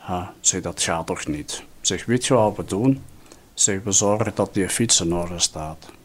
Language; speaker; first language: Dutch; native; Dutch